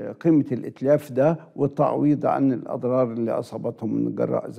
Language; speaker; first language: Arabic; native; Arabic